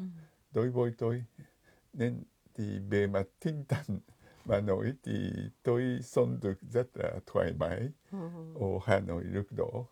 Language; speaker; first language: Vietnamese; non-native, fluent; Japanese